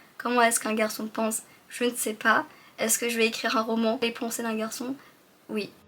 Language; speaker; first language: French; early bilingual, other home language; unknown